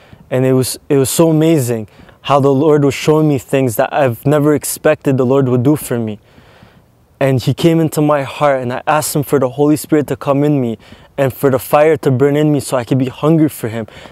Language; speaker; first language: English; early bilingual, other home language; Arabic